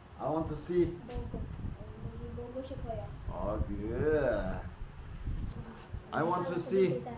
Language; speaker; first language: English; non-native, learner; Korean